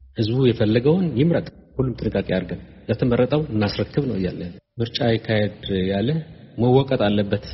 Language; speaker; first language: Amharic; non-native, local second language; Tigrinya